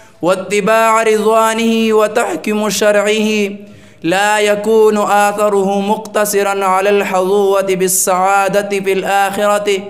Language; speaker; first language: Arabic; non-native, fluent; Urdu